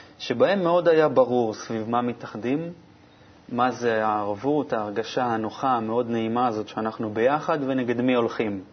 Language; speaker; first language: Hebrew; native; Hebrew